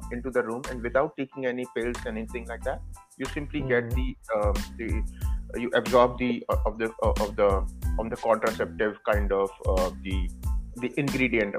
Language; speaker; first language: English; non-native, local second language; Hindi